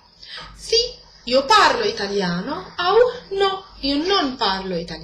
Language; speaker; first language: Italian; non-native, fluent; Arabic